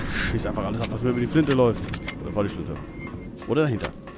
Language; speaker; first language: German; native; German